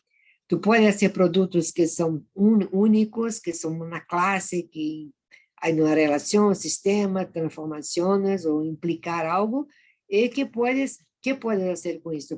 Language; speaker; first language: Spanish; non-native, fluent; Portuguese